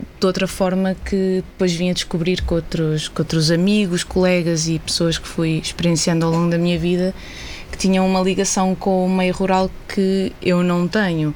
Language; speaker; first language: Portuguese; native; Portuguese